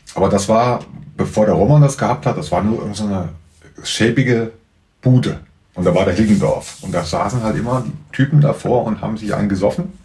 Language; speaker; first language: German; native; German